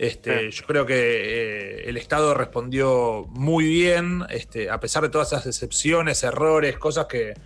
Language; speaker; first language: Spanish; native; Spanish